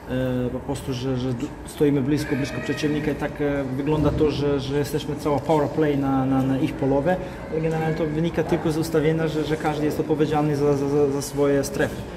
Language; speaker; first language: Polish; non-native, fluent; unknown